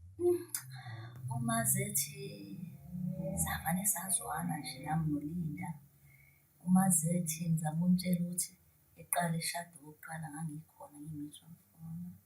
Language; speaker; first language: Zulu; native; Zulu